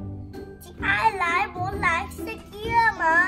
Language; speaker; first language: Vietnamese; early bilingual, heritage; Vietnamese